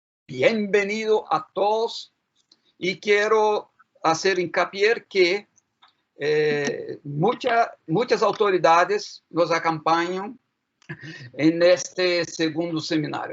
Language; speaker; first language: Spanish; non-native, fluent; Portuguese